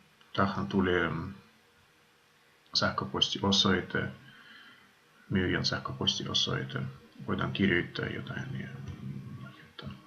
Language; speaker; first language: Finnish; non-native, fluent; Russian